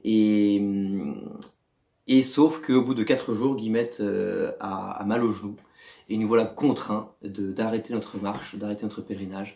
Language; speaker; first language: French; native; French